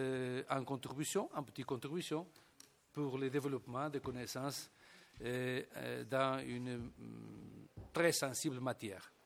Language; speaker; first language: French; non-native, fluent; Portuguese